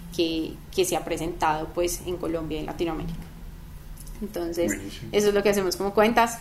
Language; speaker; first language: Spanish; native; Spanish